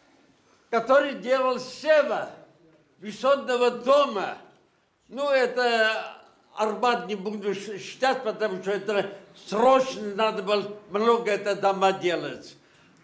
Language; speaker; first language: Russian; non-native, local second language; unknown